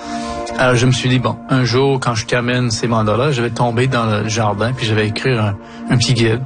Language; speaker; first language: French; native; French